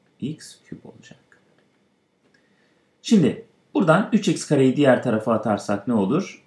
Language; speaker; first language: Turkish; native; Turkish